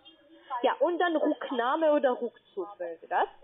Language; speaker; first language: German; non-native, learner; Spanish